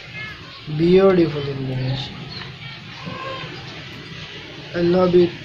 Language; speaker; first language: English; non-native, learner; Bangla